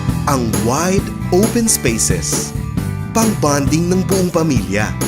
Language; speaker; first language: Filipino; native; Filipino